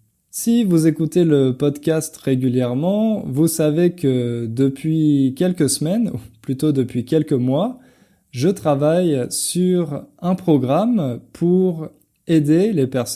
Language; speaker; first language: French; native; French